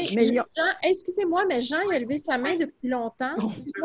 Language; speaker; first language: French; native; French